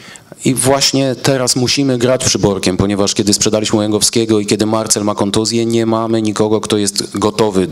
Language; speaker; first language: Polish; native; Polish